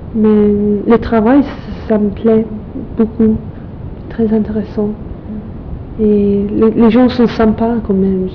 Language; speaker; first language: French; non-native, fluent; English